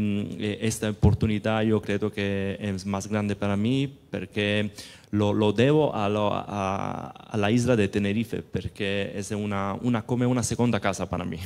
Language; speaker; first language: Spanish; non-native, fluent; Italian